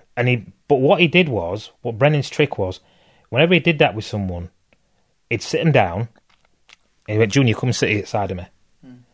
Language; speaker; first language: English; native; English